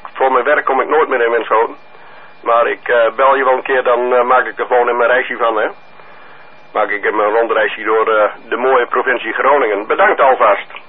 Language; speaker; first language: Dutch; native; Dutch